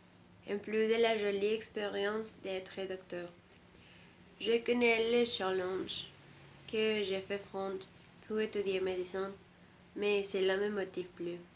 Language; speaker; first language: French; non-native, learner; Spanish